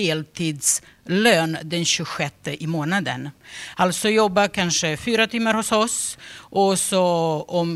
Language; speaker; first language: Swedish; non-native, fluent; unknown